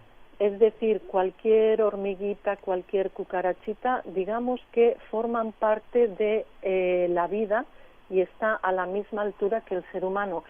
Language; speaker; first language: Spanish; native; Spanish